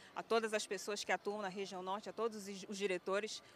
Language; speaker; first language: Portuguese; native; Portuguese